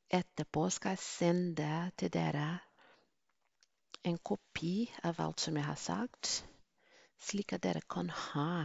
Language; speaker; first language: Norwegian; non-native, fluent; Spanish